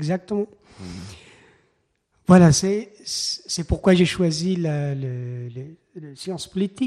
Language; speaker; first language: French; non-native, fluent; Persian